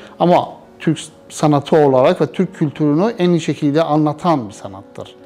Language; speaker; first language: Turkish; non-native, fluent; Persian